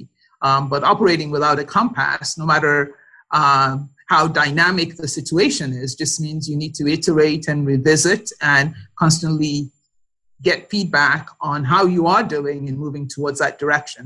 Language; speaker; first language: English; non-native, local second language; Yoruba